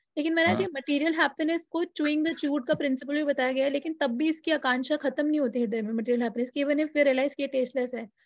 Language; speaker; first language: Hindi; native; Hindi